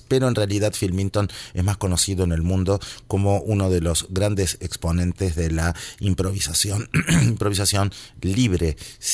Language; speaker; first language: Spanish; native; Spanish